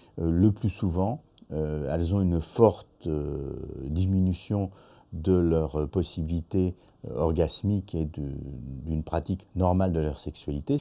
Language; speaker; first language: French; native; French